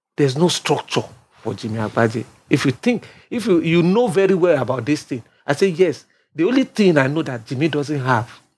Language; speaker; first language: English; non-native, local second language; Yoruba